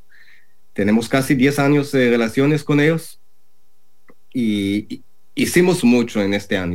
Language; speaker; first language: Spanish; non-native, learner; Hebrew